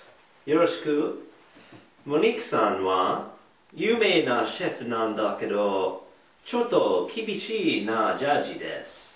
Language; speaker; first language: Japanese; non-native, learner; English